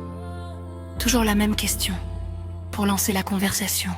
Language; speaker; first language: French; native; French